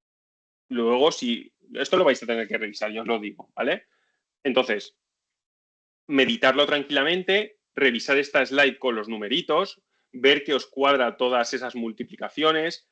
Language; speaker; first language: Spanish; native; Spanish